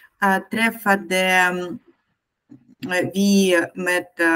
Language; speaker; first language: Swedish; non-native, learner; Russian